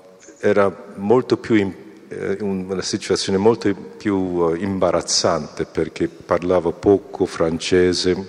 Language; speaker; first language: Italian; non-native, fluent; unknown